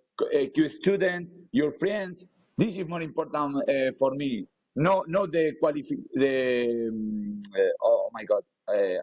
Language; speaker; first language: English; non-native, learner; Spanish